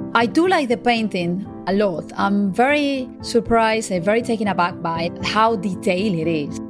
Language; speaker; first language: English; non-native, fluent; Spanish